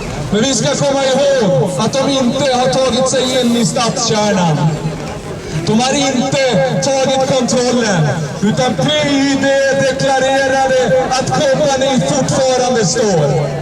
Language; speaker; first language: Swedish; native; Swedish